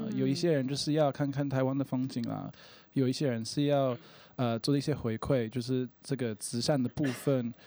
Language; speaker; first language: Chinese; non-native, fluent; English